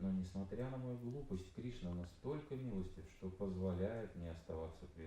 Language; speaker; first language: Russian; native; Russian